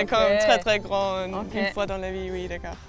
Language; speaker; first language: French; non-native, fluent; Danish